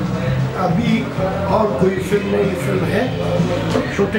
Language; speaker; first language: Hindi; non-native, learner; Persian